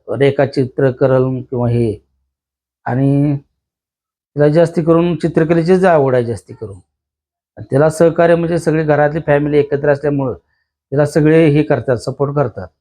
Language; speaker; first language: Marathi; native; Marathi